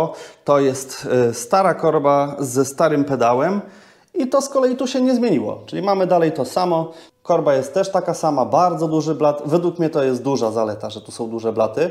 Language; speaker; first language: Polish; native; Polish